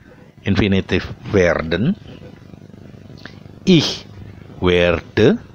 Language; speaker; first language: German; non-native, fluent; Indonesian